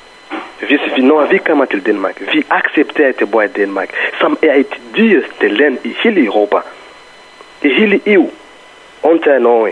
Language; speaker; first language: Danish; non-native, fluent; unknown